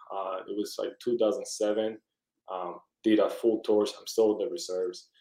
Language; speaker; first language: English; early bilingual, other home language; Spanish